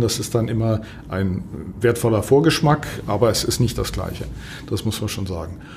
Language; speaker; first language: German; native; German